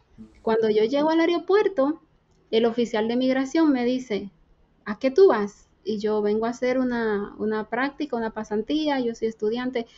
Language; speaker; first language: Spanish; native; Spanish